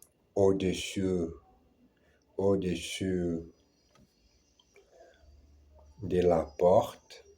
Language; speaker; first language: French; non-native, learner; Portuguese